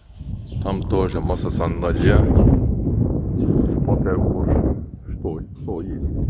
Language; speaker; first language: Russian; non-native, learner; Turkish